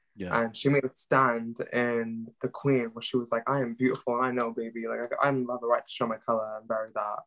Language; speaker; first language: English; non-native, local second language; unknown